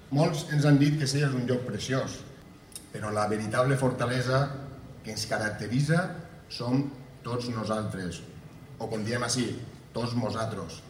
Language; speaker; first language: Catalan; native; Catalan